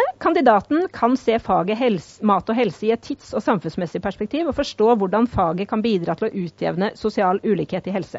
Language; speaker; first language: Norwegian; native; Norwegian